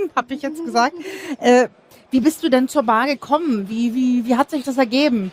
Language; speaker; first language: German; native; German